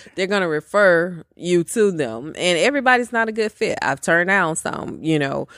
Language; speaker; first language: English; native; English